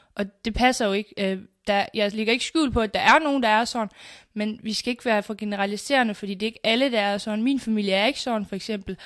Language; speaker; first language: Danish; early bilingual, other home language; Central Kurdish